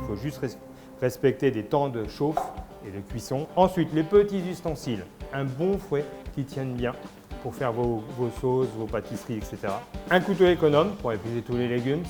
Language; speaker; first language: French; native; French